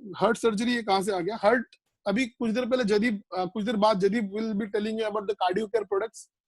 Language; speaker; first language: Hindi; non-native, local second language; Bangla